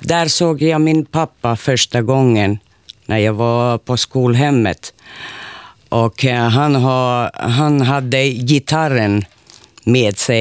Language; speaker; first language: Swedish; non-native, local second language; Finnish